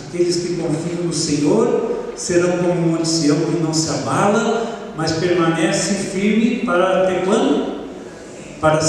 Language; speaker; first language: Portuguese; native; Portuguese